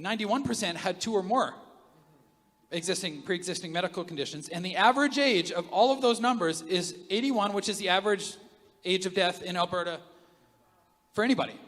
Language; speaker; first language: English; native; English